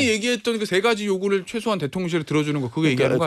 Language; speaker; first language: Korean; native; Korean